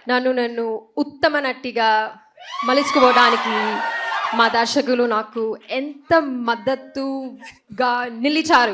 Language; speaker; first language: Telugu; non-native, learner; Malayalam